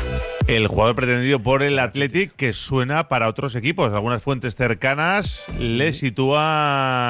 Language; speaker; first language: Spanish; native; Spanish